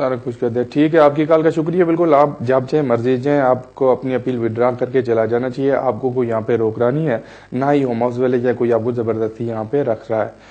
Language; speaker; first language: Urdu; native; Urdu